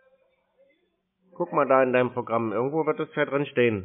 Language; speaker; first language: German; native; German